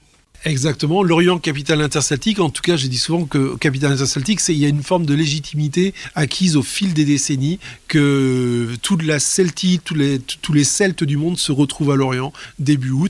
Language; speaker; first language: French; native; French